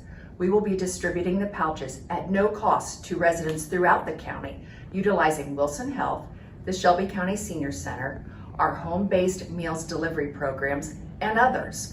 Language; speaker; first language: English; native; English